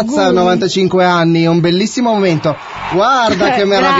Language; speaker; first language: Italian; native; Italian